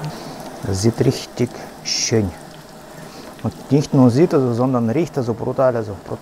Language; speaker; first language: German; non-native, fluent; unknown